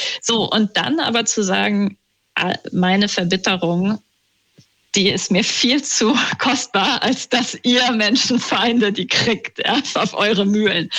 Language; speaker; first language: German; native; German